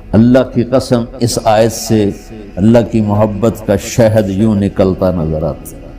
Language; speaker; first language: Urdu; non-native, local second language; Punjabi